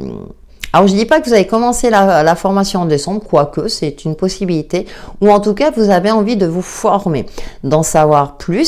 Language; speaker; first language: French; native; French